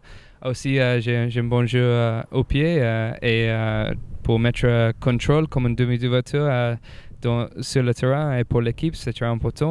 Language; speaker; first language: French; non-native, fluent; English